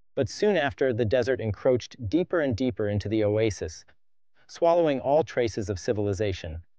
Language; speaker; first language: English; native; English